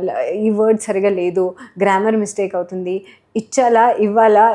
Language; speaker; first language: Telugu; non-native, learner; Hindi